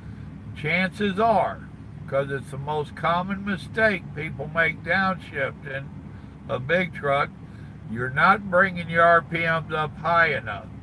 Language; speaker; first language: English; native; English